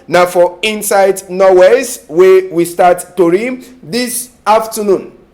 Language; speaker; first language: Nigerian Pidgin; native; Nigerian Pidgin